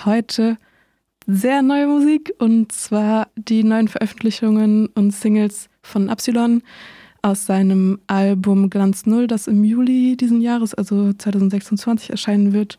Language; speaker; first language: German; native; German